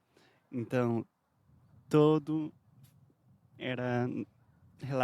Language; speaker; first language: Portuguese; non-native, fluent; English